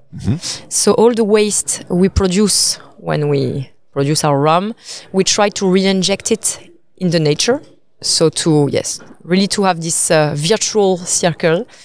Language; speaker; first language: English; non-native, fluent; French